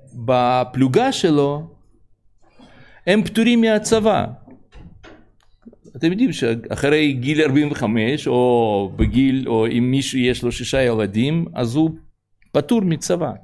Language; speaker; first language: Hebrew; non-native, fluent; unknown